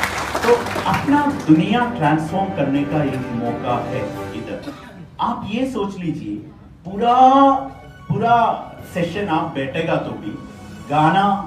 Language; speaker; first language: Hindi; non-native, fluent; Bangla